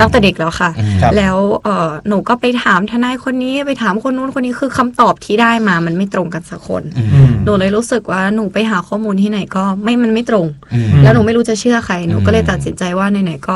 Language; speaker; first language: Thai; non-native, local second language; Russian